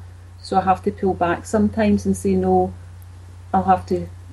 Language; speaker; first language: English; native; English